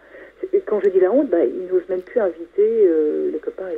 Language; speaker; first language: French; native; French